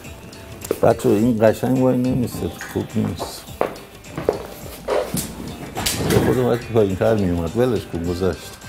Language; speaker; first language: Greek; non-native, learner; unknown